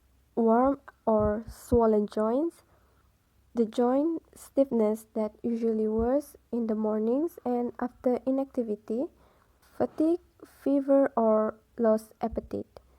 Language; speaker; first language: English; non-native, local second language; Malay